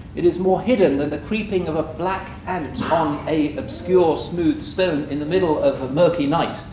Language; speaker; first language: English; native; English